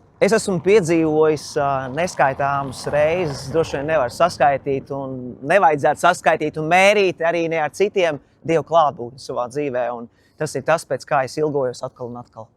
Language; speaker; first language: Latvian; native; Latvian